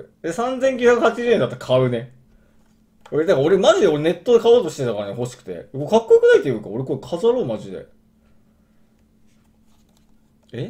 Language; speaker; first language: Japanese; native; Japanese